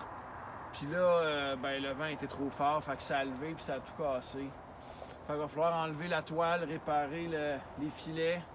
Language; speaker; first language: French; native; French